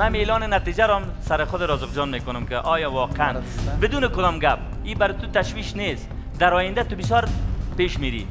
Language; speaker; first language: Persian; native; Persian